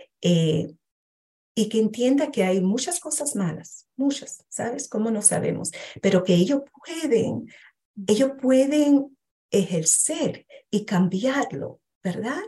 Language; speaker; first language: Spanish; early bilingual, heritage; Spanish